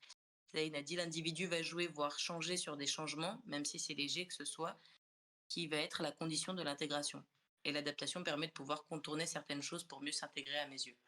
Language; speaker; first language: French; non-native, local second language; Comorian